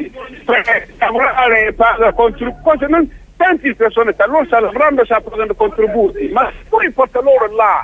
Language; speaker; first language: Italian; non-native, local second language; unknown